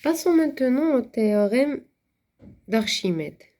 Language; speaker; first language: French; non-native, local second language; Arabic